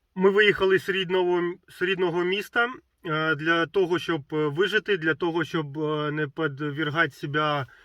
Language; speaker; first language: Ukrainian; non-native, local second language; Russian